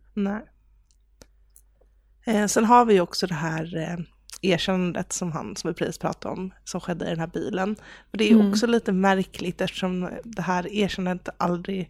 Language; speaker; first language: Swedish; native; Swedish